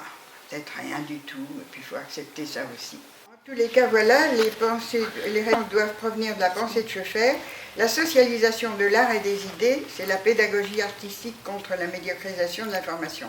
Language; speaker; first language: French; native; French